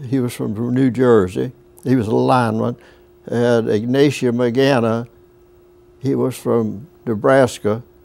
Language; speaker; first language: English; native; English